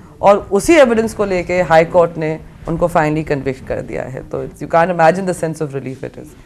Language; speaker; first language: Hindi; native; Hindi